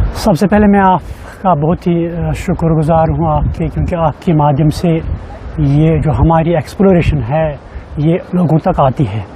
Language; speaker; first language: Urdu; non-native, local second language; Kashmiri